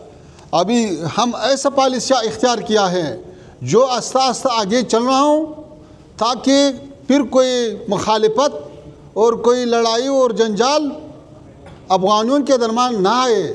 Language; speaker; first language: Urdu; non-native, learner; Pashto